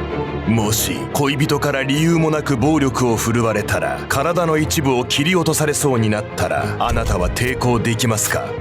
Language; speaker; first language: Japanese; native; Japanese